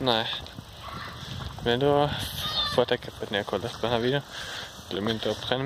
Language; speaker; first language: Swedish; native; Swedish